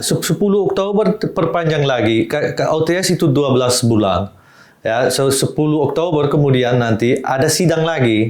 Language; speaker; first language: Indonesian; non-native, fluent; Dutch